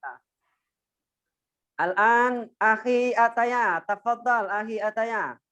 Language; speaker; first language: Arabic; non-native, learner; Indonesian